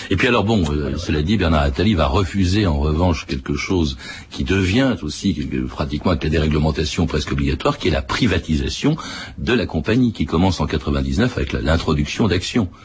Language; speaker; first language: French; native; French